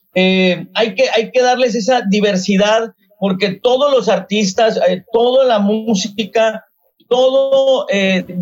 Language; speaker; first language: Spanish; native; Spanish